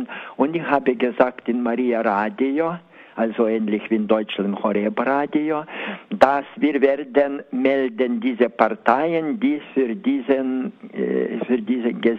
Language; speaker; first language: German; non-native, learner; Lithuanian